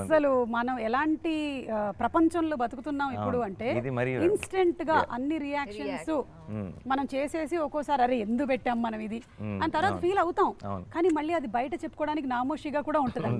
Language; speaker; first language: Telugu; native; Telugu